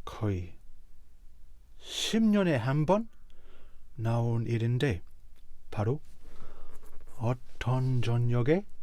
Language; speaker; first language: Korean; non-native, fluent; English